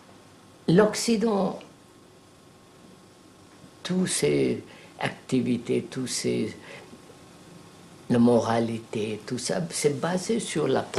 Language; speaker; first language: French; non-native, fluent; Telugu